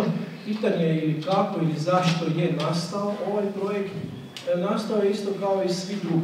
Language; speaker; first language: Croatian; native; Croatian